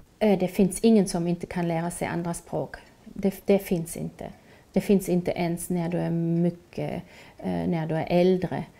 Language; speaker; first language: Swedish; non-native, fluent; German